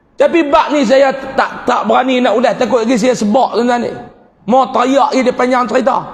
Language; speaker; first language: Malay; native; Malay